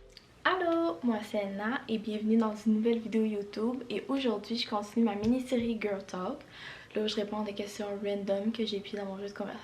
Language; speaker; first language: French; native; French